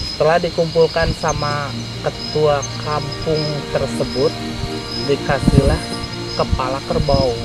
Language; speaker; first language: Indonesian; native; Indonesian